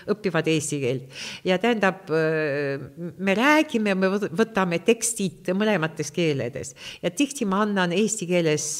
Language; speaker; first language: Estonian; non-native, local second language; Russian